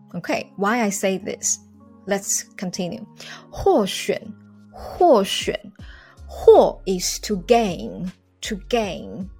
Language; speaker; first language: English; non-native, fluent; Chinese